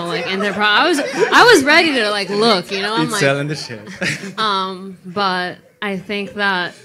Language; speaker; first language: English; native; English